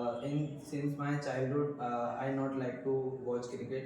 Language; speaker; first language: English; non-native, local second language; Hindi